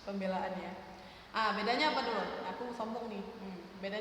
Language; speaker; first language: Indonesian; native; Indonesian